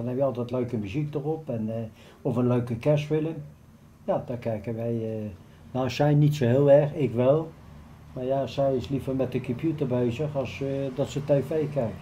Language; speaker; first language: Dutch; native; Dutch